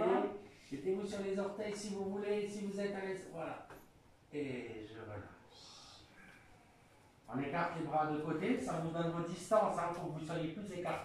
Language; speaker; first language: French; native; French